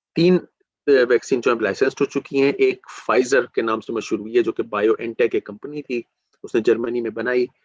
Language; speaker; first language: Urdu; native; Urdu